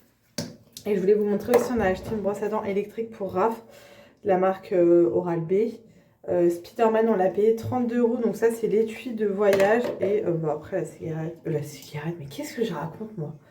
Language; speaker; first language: French; native; French